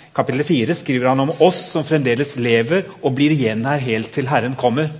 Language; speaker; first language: Norwegian; native; Norwegian